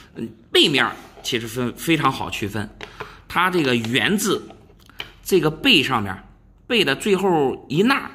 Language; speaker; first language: Chinese; native; Chinese